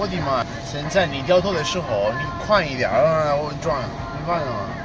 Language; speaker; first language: Chinese; non-native, fluent; Italian